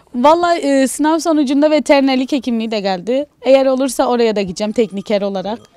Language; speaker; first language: Turkish; native; Turkish